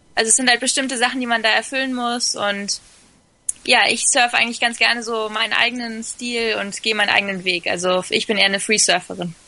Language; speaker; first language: German; early bilingual, other home language; Spanish